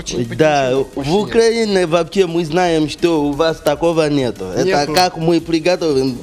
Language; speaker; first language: Russian; non-native, learner; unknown